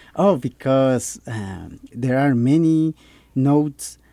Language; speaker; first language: English; non-native, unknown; Spanish